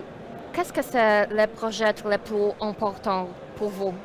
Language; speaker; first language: French; non-native, learner; Polish